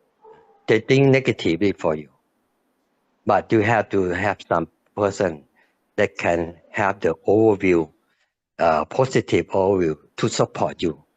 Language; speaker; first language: English; non-native, learner; Thai